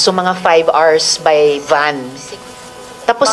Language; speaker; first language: Filipino; native; Filipino